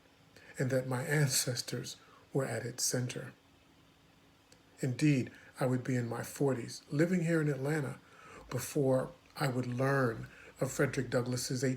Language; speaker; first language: English; native; English